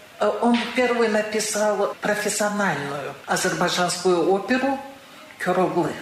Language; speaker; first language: Russian; non-native, local second language; Azerbaijani